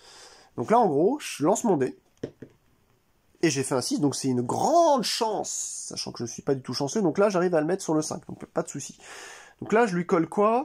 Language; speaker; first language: French; native; French